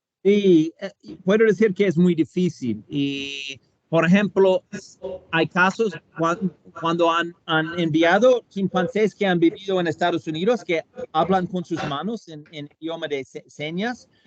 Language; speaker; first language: Spanish; non-native, fluent; English